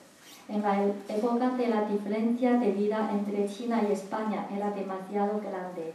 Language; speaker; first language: Spanish; non-native, learner; Chinese